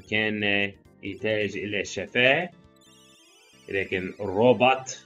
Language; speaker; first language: Arabic; non-native, learner; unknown